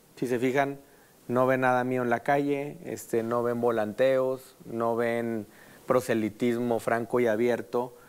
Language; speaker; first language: Spanish; native; Spanish